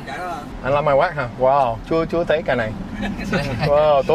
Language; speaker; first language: Vietnamese; non-native, learner; English